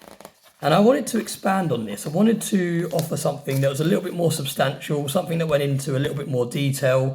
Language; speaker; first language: English; native; English